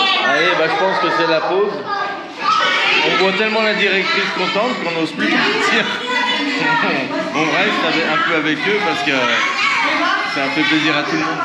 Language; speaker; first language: French; native; French